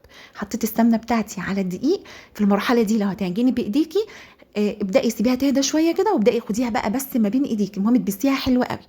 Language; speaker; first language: Arabic; native; Arabic